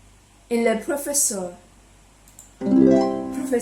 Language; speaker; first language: French; non-native, learner; Chinese